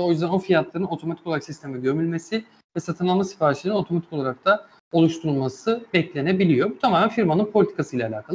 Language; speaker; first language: Turkish; native; Turkish